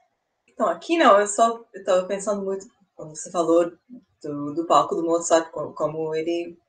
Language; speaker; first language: Portuguese; non-native, fluent; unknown